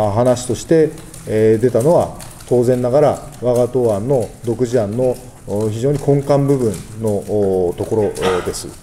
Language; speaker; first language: Japanese; native; Japanese